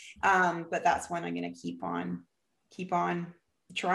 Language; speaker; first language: English; native; English